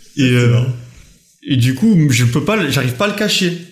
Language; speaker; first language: French; native; French